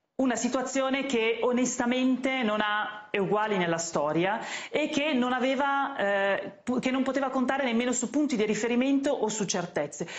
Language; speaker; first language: Italian; native; Italian